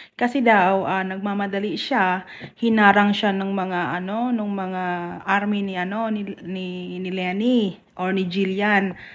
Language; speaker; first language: Filipino; non-native, local second language; Cebuano